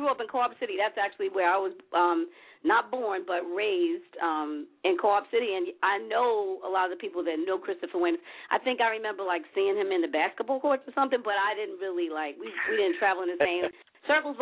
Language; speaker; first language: English; native; English